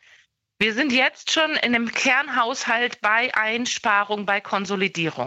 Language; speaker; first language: German; native; German